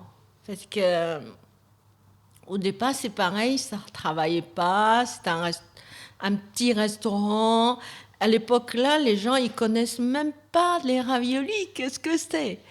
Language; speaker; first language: French; non-native, fluent; Chinese